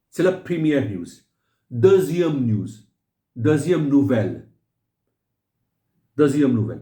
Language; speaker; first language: French; non-native, fluent; Hindi